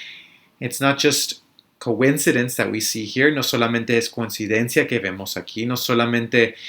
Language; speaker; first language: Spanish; early bilingual, other home language; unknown